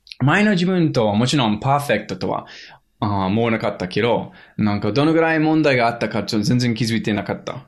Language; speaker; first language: Japanese; non-native, fluent; English